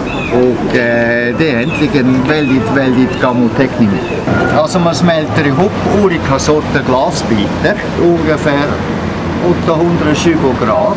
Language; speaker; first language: Swedish; non-native, fluent; German